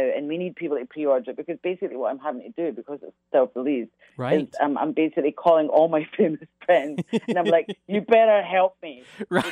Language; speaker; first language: English; native; English